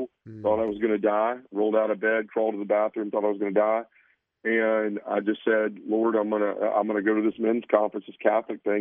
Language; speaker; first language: English; native; English